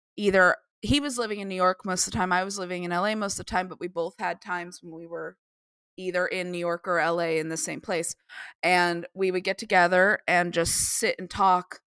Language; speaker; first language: English; native; English